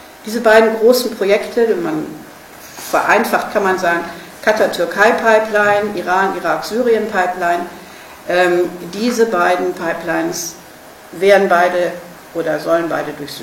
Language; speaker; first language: German; native; German